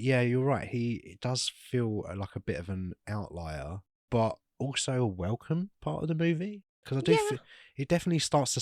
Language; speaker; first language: English; native; English